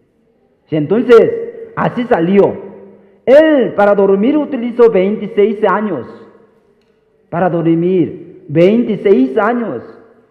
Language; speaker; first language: Spanish; non-native, fluent; Korean